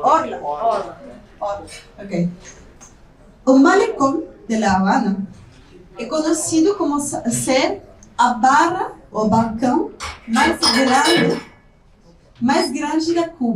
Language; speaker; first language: Portuguese; non-native, fluent; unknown